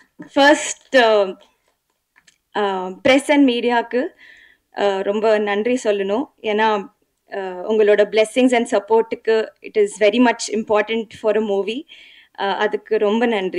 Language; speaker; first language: Tamil; non-native, fluent; Telugu